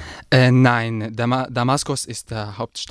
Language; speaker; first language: German; non-native, learner; Arabic